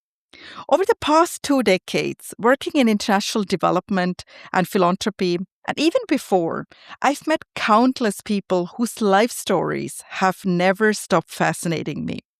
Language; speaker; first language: English; non-native, fluent; Tamil